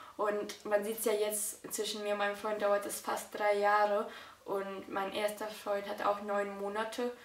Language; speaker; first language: German; early bilingual, other home language; Russian